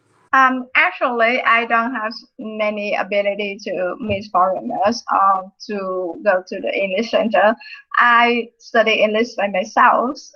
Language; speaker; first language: English; non-native, fluent; Vietnamese